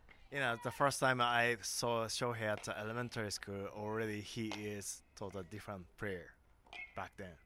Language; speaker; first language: English; non-native, fluent; Japanese